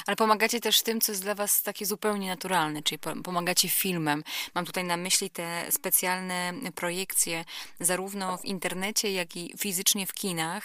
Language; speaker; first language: Polish; native; Polish